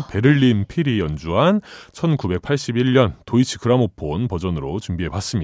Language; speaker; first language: Korean; native; Korean